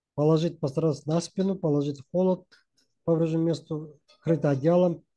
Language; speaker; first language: Russian; non-native, local second language; Kazakh